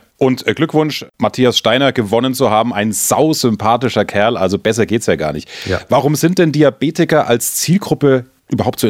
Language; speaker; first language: German; native; German